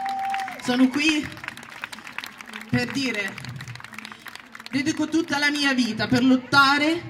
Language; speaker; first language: Italian; non-native, fluent; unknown